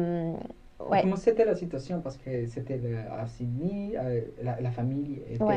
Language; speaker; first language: French; non-native, learner; Spanish